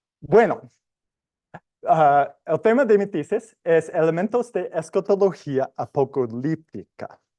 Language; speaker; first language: Spanish; non-native, learner; English